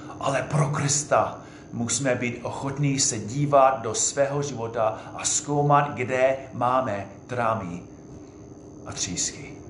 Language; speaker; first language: Czech; non-native, fluent; English